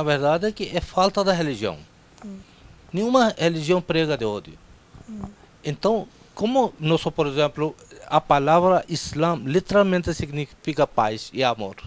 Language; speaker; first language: Portuguese; non-native, fluent; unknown